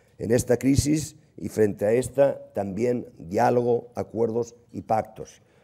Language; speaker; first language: Spanish; non-native, local second language; Catalan